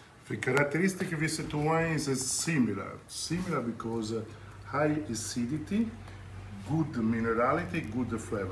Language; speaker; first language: English; non-native, learner; Italian